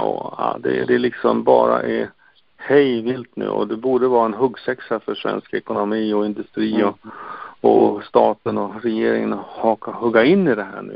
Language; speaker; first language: Swedish; native; Swedish